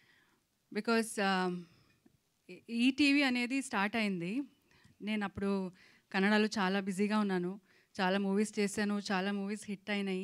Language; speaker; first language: Telugu; non-native, local second language; Kannada